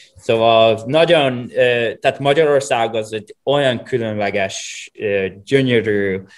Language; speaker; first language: Hungarian; non-native, fluent; English